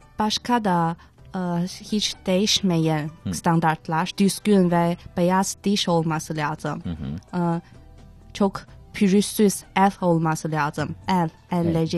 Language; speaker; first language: Turkish; non-native, fluent; Chinese